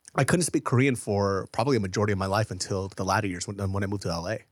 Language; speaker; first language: English; early bilingual, other home language; Korean